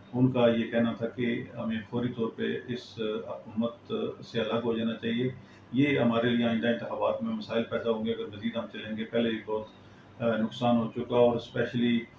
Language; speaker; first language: Urdu; non-native, local second language; Pahari-Potwari